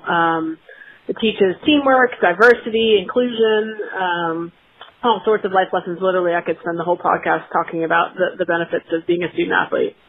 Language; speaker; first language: English; native; English